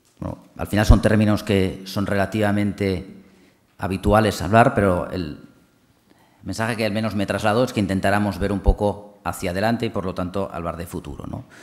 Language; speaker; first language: Spanish; non-native, local second language; Catalan